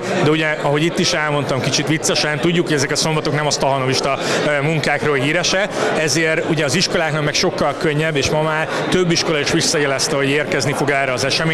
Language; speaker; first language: Hungarian; native; Hungarian